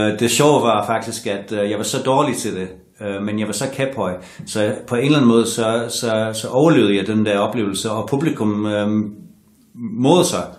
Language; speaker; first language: Danish; non-native, fluent; English